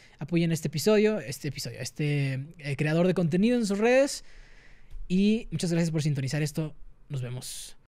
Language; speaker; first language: Spanish; native; Spanish